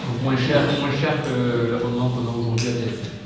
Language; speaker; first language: French; native; French